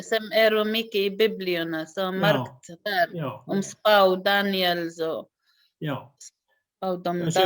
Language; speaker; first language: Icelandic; non-native, learner; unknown